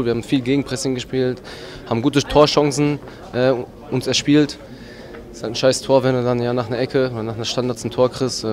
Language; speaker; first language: German; native; German